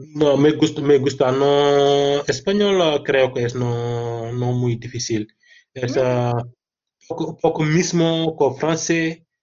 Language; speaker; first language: Spanish; non-native, learner; Wolof